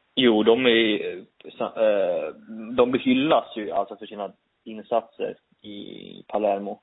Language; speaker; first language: Swedish; native; Swedish